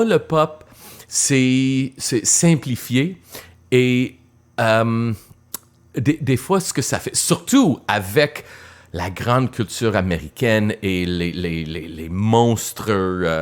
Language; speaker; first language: French; non-native, local second language; English